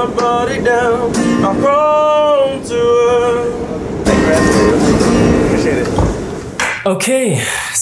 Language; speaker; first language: English; non-native, fluent; Spanish